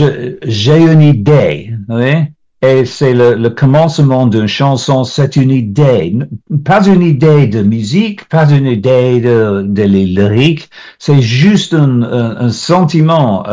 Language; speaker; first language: French; non-native, learner; English